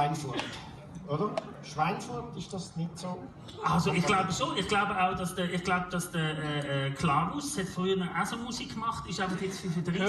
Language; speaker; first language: German; native; German